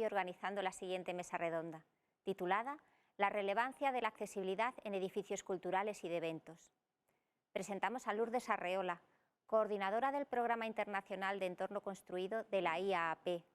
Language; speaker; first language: Spanish; native; Spanish